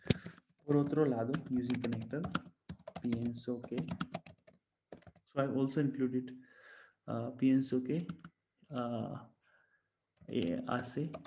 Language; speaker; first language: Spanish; non-native, fluent; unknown